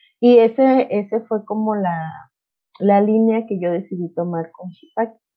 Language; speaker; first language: Spanish; non-native, local second language; Nahuatl languages